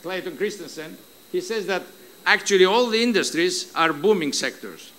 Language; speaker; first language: English; non-native, fluent; Greek